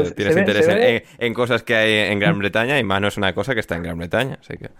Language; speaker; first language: Spanish; native; Spanish